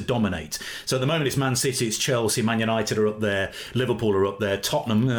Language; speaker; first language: English; native; English